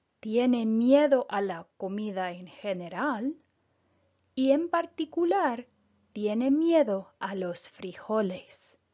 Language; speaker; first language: Spanish; non-native, fluent; English